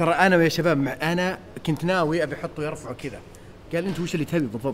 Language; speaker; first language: Arabic; native; Arabic